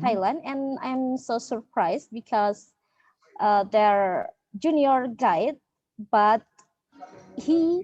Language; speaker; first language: English; non-native, learner; Indonesian